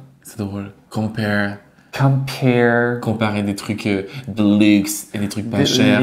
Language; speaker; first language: French; native; French